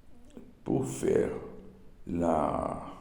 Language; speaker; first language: French; non-native, learner; Portuguese